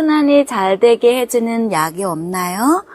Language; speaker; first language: Korean; non-native, fluent; Vietnamese